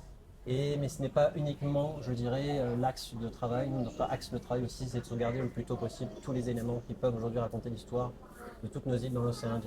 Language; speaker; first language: French; native; French